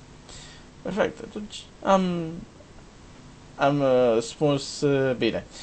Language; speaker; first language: Romanian; non-native, learner; Portuguese